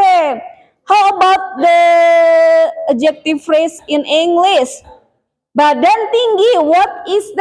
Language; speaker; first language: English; non-native, fluent; Indonesian